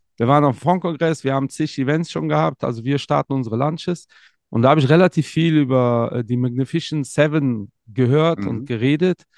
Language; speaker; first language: German; native; German